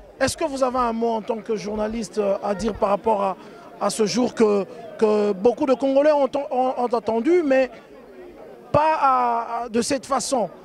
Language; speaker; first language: French; non-native, local second language; Lingala